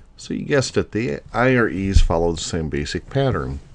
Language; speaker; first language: English; native; English